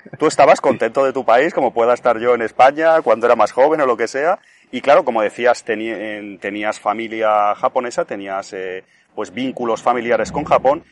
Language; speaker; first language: Spanish; native; Spanish